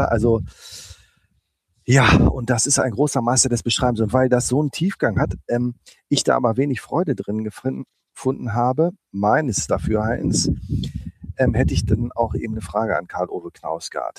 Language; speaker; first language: German; native; German